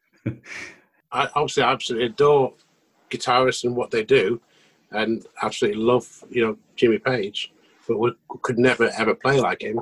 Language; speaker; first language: English; native; English